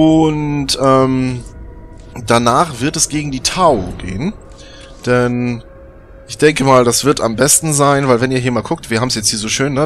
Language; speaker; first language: German; native; German